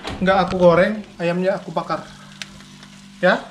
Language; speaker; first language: Indonesian; native; Indonesian